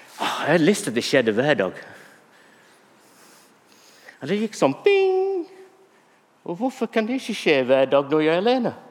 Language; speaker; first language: Norwegian; non-native, fluent; English